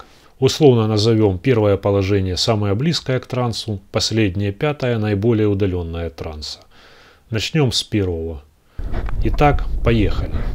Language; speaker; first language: Russian; native; Russian